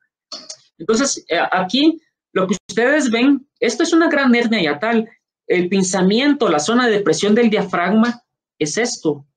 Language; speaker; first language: Spanish; native; Spanish